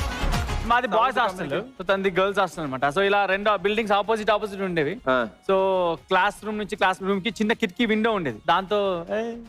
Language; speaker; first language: Telugu; native; Telugu